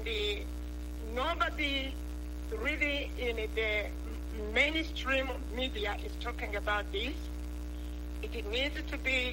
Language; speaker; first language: English; non-native, local second language; Kinyarwanda